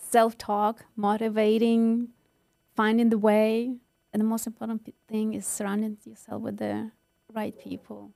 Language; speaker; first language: English; non-native, fluent; Ukrainian